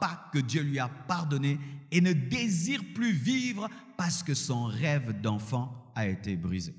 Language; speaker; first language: French; non-native, local second language; Lingala